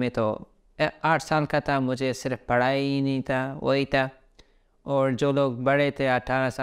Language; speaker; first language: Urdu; early bilingual, other home language; Pashto